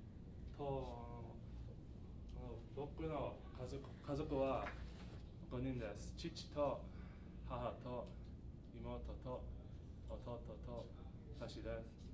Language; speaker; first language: Japanese; non-native, learner; English